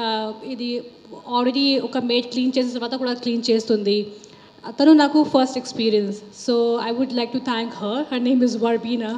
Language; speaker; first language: Telugu; non-native, local second language; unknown